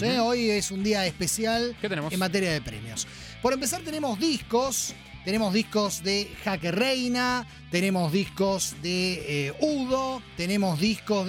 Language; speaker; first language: Spanish; native; Spanish